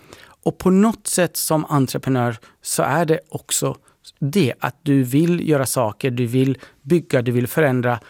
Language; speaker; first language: Swedish; early bilingual, other home language; Persian